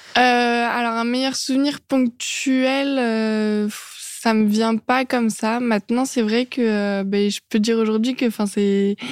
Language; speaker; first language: French; native; French